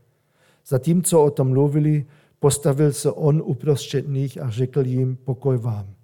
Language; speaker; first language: Czech; non-native, fluent; German